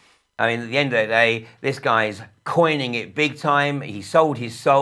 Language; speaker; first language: English; native; English